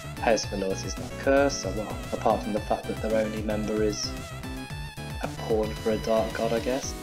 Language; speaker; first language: English; native; English